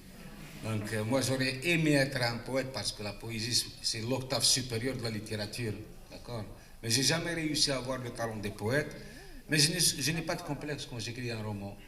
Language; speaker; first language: French; non-native, local second language; Arabic